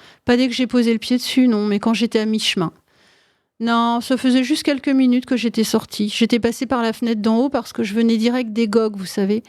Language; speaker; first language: French; native; French